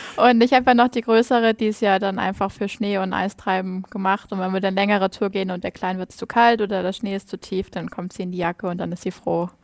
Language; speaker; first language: German; native; German